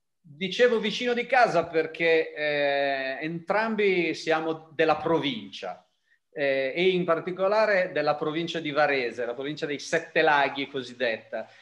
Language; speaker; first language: Italian; native; Italian